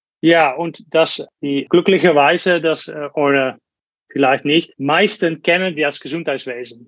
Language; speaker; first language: German; non-native, learner; Dutch